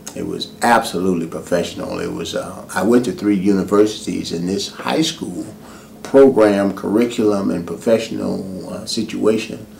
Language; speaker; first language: English; native; English